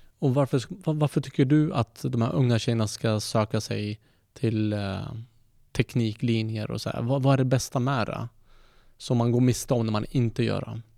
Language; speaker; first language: Swedish; native; Swedish